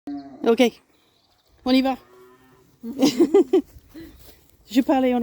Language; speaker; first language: French; non-native, learner; English